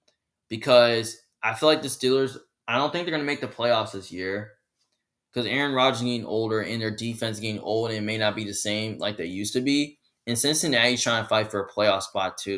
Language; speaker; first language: English; native; English